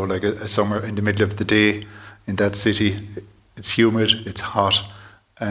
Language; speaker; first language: English; native; English